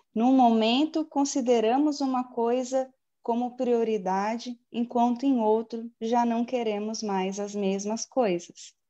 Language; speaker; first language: Portuguese; native; Portuguese